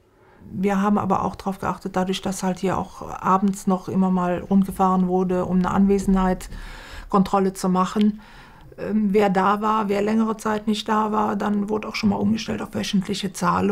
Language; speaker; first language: German; native; German